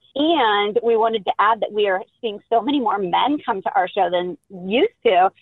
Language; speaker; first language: English; native; English